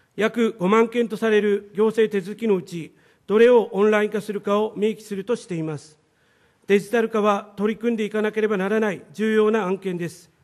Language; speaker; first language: Japanese; native; Japanese